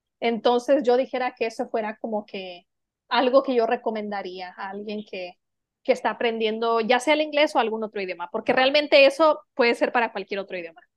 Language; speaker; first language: Spanish; native; Spanish